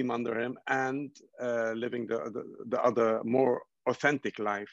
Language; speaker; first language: English; non-native, local second language; Arabic